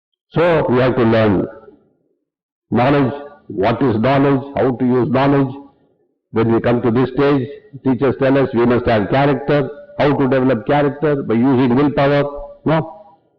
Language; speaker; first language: English; non-native, local second language; Tamil